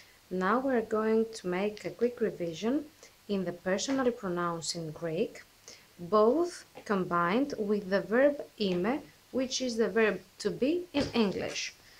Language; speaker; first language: English; non-native, fluent; Greek